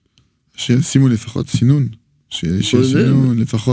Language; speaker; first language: Hebrew; non-native, fluent; French